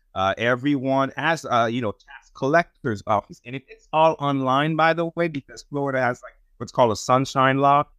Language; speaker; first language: English; non-native, fluent; Haitian Creole